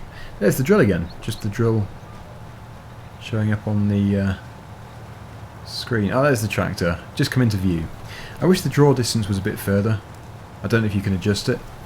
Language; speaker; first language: English; native; English